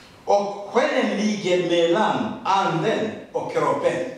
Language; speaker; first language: Swedish; non-native, learner; Rundi